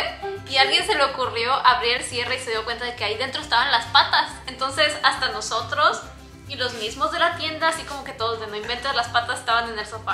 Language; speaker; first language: Spanish; native; Spanish